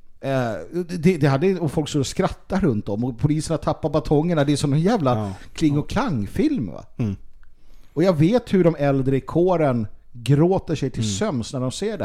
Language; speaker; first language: Swedish; native; Swedish